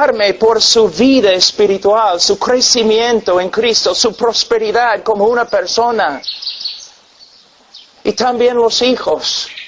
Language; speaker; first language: Spanish; non-native, fluent; English